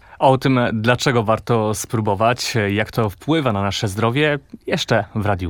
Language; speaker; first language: Polish; native; Polish